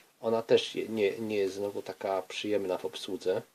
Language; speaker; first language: Polish; native; Polish